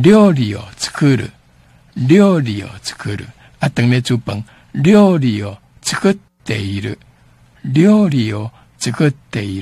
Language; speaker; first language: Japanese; non-native, fluent; Min Nan Chinese